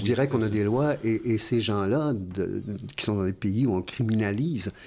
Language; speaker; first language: French; native; French